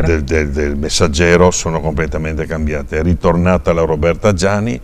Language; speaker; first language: Italian; native; Italian